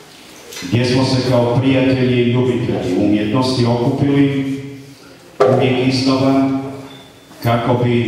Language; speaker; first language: Croatian; native; Croatian